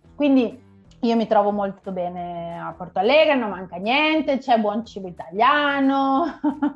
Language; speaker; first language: Italian; native; Italian